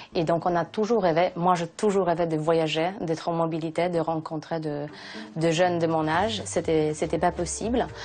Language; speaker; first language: French; non-native, fluent; Polish